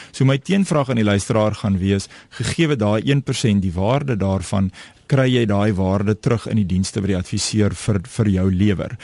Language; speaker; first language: Afrikaans; native; Afrikaans